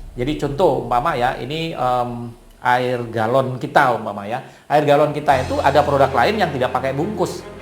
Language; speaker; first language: Indonesian; non-native, local second language; Madurese